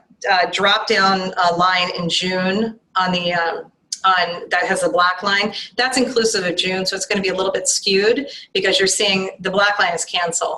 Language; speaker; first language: English; native; English